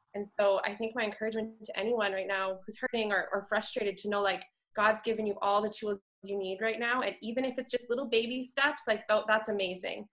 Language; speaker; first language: English; native; English